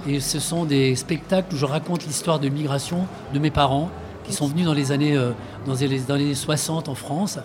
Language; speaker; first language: French; early bilingual, other home language; Arabic